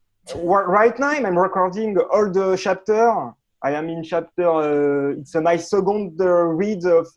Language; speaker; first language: English; non-native, learner; French